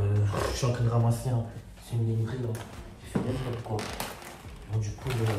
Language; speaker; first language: French; native; French